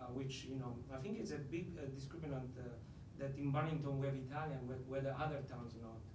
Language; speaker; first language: English; non-native, fluent; Italian